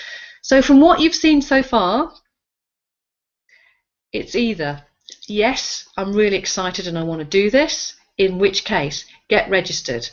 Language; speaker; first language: English; native; English